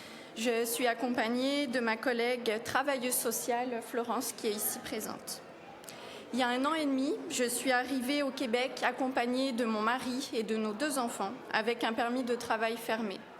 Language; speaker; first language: French; native; French